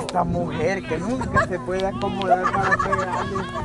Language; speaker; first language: Spanish; native; Spanish